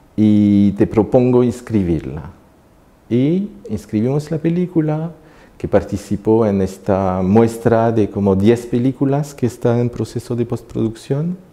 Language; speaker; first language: Spanish; non-native, fluent; French